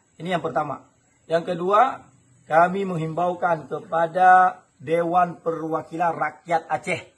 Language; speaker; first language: Malay; non-native, local second language; Achinese